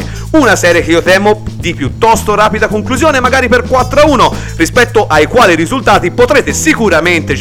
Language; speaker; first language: Italian; native; Italian